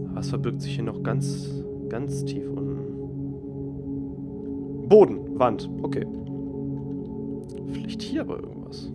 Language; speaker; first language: German; native; German